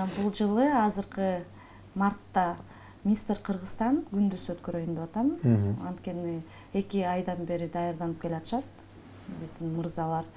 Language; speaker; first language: Kyrgyz; non-native, local second language; Russian